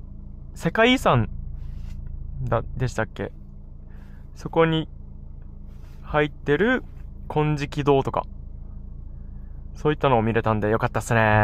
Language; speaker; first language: Japanese; native; Japanese